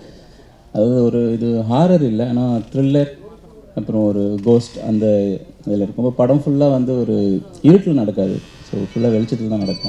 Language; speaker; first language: Tamil; native; Tamil